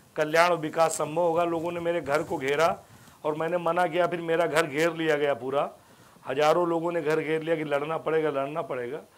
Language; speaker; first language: Hindi; native; Hindi